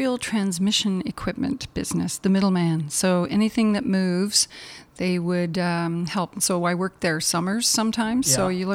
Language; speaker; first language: English; native; English